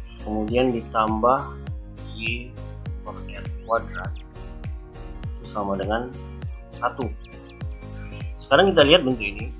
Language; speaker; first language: Indonesian; native; Indonesian